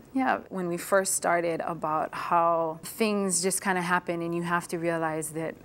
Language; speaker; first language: English; native; English